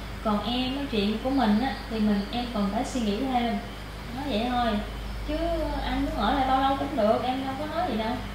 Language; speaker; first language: Vietnamese; native; Vietnamese